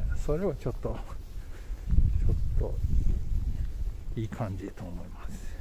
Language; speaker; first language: Japanese; non-native, fluent; Swedish